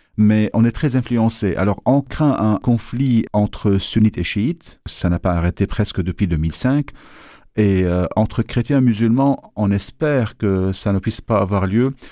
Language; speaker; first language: French; non-native, local second language; Arabic